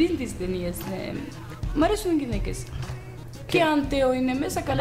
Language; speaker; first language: Greek; non-native, fluent; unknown